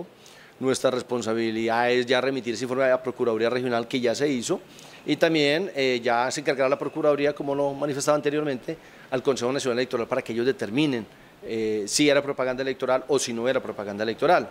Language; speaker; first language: Spanish; native; Spanish